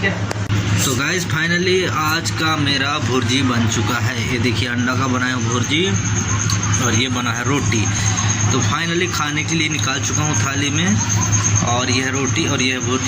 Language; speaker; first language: Hindi; non-native, local second language; Chhattisgarhi